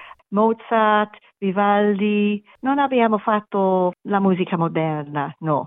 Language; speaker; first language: Italian; non-native, learner; German